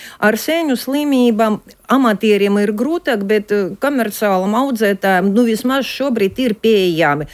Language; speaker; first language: Latvian; native; Latvian